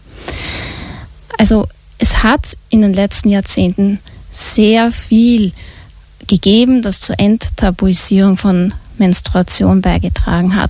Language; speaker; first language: German; native; German